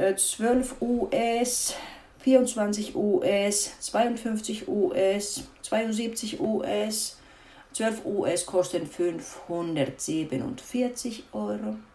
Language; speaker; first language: German; non-native, fluent; Finnish